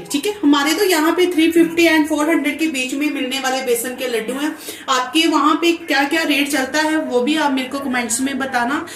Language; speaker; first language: Hindi; non-native, local second language; Punjabi